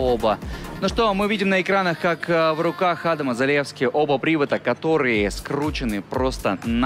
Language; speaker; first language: Russian; native; Russian